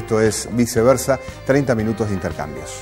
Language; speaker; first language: Spanish; native; Spanish